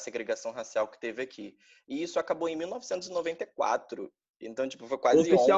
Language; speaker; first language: Portuguese; native; Portuguese